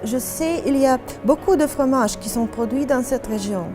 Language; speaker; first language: French; non-native, fluent; Russian